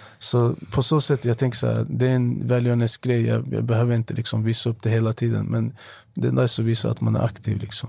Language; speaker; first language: Swedish; non-native, fluent; Arabic